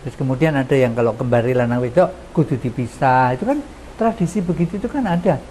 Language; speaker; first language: Indonesian; non-native, local second language; Javanese